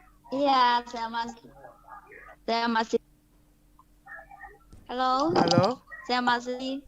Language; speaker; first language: Indonesian; non-native, fluent; Chinese